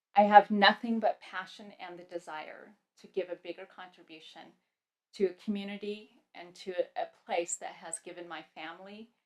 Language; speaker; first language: English; early bilingual, other home language; Punjabi